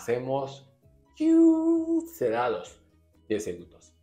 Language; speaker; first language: Spanish; non-native, learner; Japanese